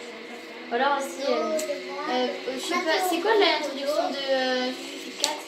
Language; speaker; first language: French; native; French